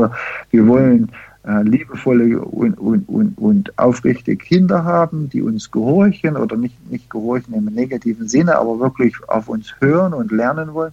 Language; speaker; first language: German; early bilingual, heritage; German